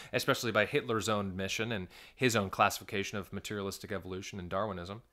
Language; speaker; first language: English; native; English